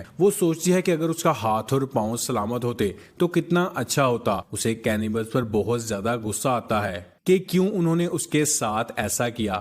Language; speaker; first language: Hindi; native; Hindi